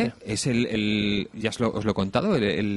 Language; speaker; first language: Spanish; native; Spanish